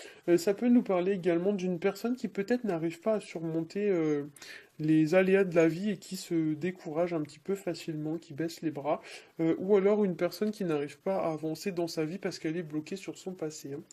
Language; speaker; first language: French; native; French